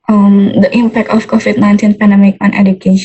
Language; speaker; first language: English; non-native, learner; Indonesian